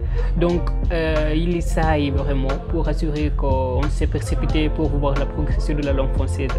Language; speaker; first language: French; non-native, fluent; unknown